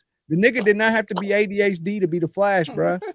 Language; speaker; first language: English; native; English